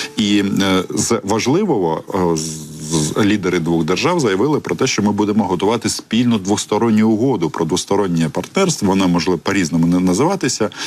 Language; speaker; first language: Ukrainian; native; Ukrainian